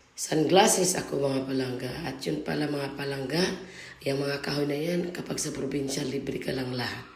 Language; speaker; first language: Filipino; non-native, local second language; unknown